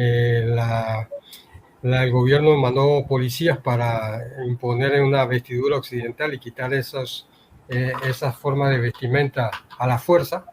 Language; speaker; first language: Spanish; native; Spanish